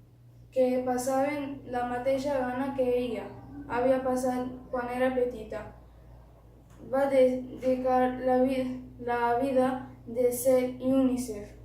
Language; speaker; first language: Catalan; non-native, learner; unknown